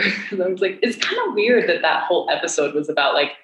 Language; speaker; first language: English; native; English